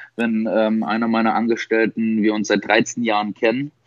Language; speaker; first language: German; native; German